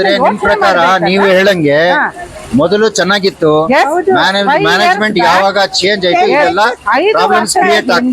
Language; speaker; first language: Kannada; non-native, local second language; Urdu